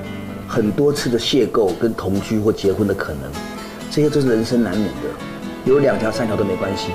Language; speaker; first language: Chinese; native; Chinese